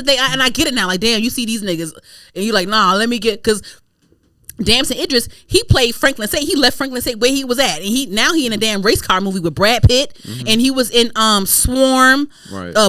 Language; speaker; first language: English; native; English